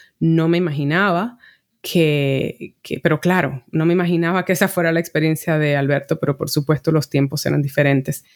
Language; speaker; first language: Spanish; native; Spanish